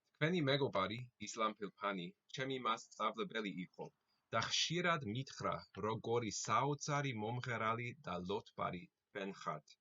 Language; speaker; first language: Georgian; non-native, learner; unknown